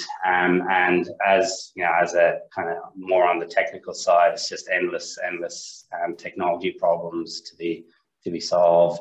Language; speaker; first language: English; native; English